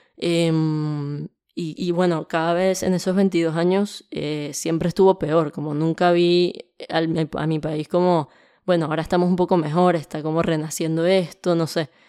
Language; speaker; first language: Spanish; native; Spanish